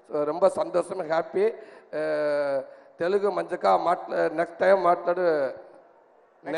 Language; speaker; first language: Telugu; non-native, learner; Tamil